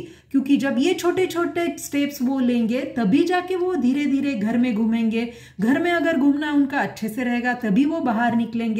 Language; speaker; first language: Hindi; non-native, local second language; Marathi